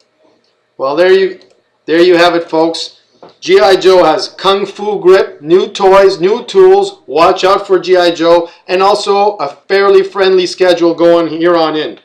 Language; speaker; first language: English; native; English